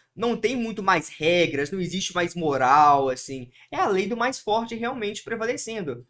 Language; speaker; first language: Portuguese; early bilingual, heritage; Portuguese